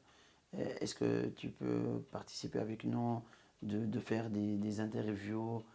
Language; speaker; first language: French; non-native, local second language; Arabic